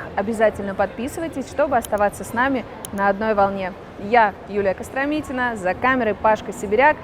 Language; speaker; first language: Russian; native; Russian